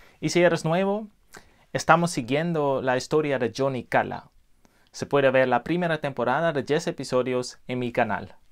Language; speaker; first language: Spanish; non-native, fluent; English